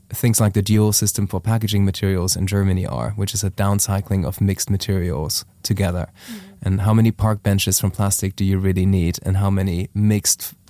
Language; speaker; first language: English; non-native, fluent; German